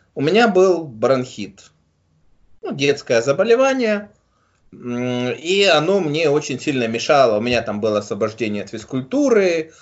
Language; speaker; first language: Russian; native; Russian